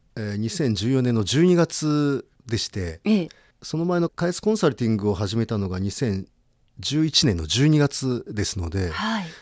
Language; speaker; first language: Japanese; native; Japanese